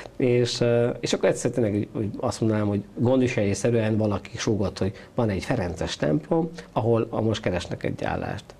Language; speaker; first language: Hungarian; native; Hungarian